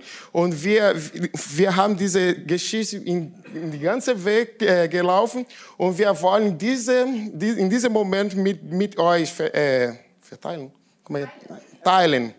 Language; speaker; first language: German; non-native, learner; Portuguese